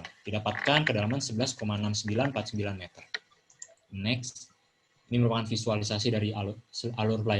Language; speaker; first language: Indonesian; native; Indonesian